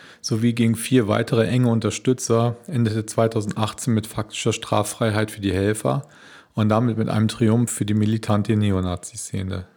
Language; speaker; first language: German; native; German